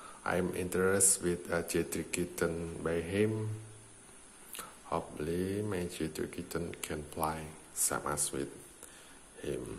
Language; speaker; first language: English; non-native, learner; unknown